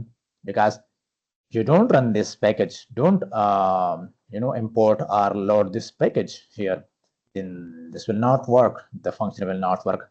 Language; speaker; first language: English; non-native, fluent; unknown